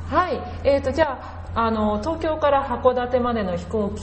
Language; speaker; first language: Japanese; native; Japanese